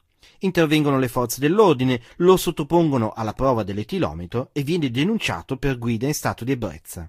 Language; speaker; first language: Italian; native; Italian